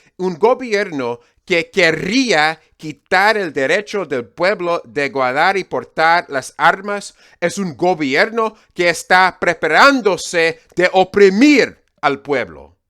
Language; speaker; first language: Spanish; non-native, fluent; English